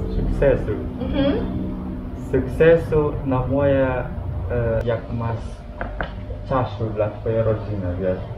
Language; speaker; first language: Polish; non-native, learner; Balinese